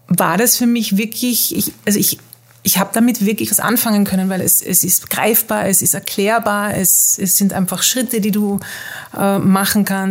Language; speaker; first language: German; early bilingual, heritage; German